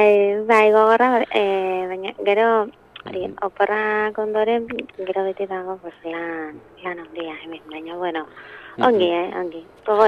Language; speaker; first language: Basque; non-native, local second language; Spanish